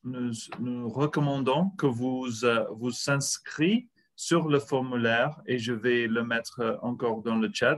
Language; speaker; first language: French; non-native, fluent; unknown